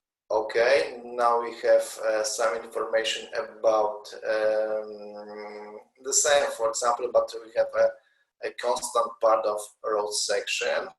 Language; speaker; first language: English; non-native, learner; Polish